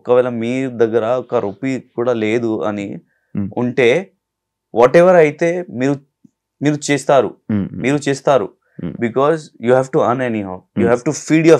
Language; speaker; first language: Telugu; non-native, learner; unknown